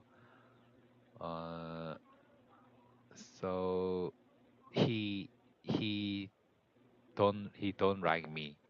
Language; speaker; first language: English; non-native, learner; Korean